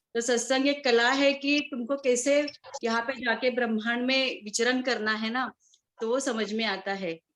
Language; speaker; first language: Hindi; non-native, local second language; Marathi